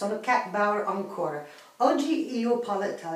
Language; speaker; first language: Italian; non-native, learner; English